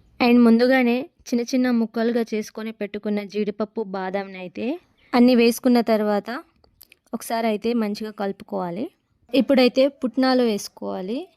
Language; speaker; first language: Telugu; non-native, local second language; Lambadi